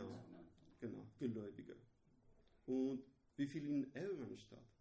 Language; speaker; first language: German; non-native, learner; Persian